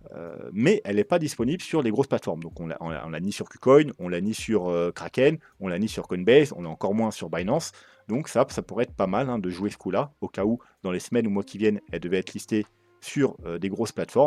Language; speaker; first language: French; native; French